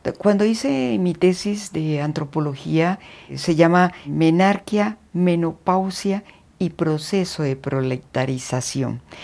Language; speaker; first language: Spanish; native; Spanish